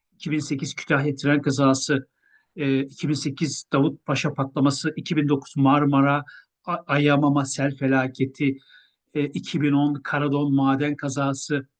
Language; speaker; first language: Turkish; native; Turkish